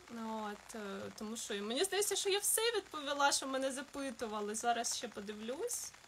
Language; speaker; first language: Ukrainian; non-native, local second language; Russian